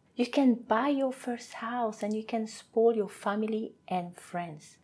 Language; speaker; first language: English; non-native, fluent; French